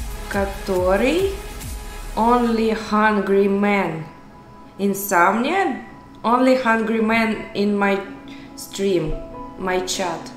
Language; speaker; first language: English; non-native, learner; Russian